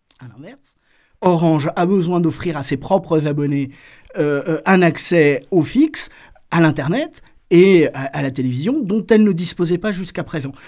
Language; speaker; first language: French; native; French